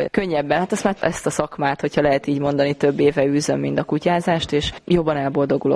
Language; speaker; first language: Hungarian; native; Hungarian